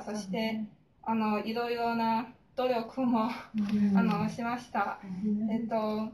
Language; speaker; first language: Japanese; non-native, fluent; Chinese